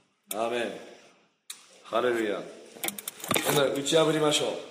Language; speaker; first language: Japanese; non-native, fluent; English